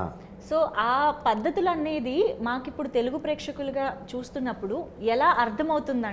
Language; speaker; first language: Telugu; native; Telugu